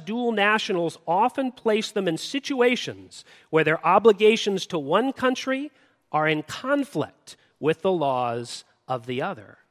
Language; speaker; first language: English; native; English